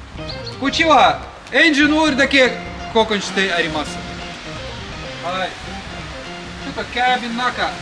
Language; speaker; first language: Japanese; non-native, fluent; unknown